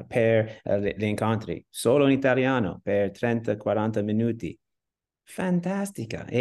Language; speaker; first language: Italian; non-native, learner; English